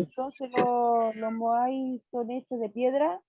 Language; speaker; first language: Spanish; native; Spanish